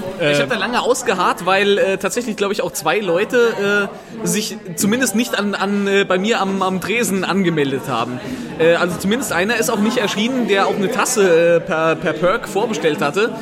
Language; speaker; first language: German; native; German